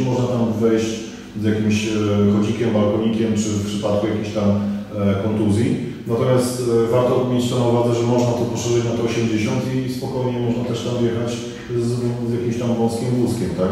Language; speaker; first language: Polish; native; Polish